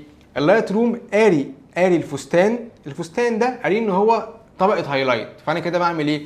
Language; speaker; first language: Arabic; native; Arabic